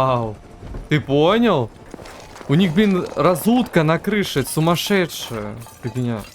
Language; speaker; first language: Russian; native; Russian